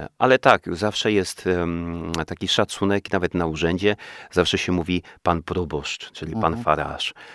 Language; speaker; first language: Polish; native; Polish